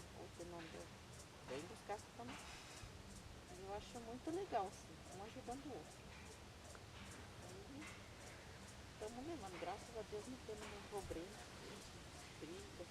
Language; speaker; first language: Portuguese; non-native, local second language; Guarani